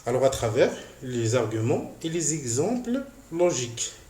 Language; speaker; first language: French; non-native, local second language; Arabic